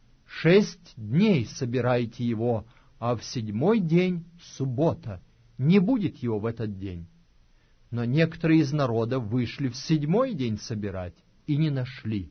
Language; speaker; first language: Russian; native; Russian